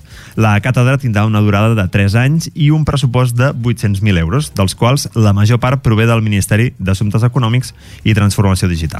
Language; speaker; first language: Catalan; native; Catalan